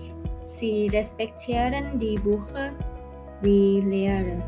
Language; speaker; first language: German; non-native, learner; Thai